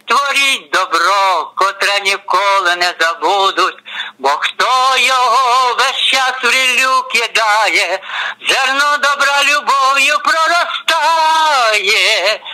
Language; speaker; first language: Ukrainian; native; Ukrainian